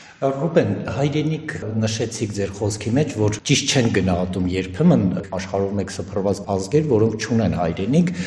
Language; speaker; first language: Armenian; native; Armenian